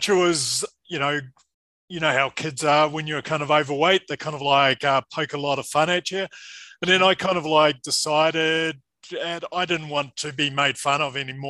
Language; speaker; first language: English; native; English